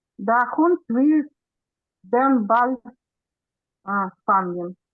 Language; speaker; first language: German; non-native, learner; Ukrainian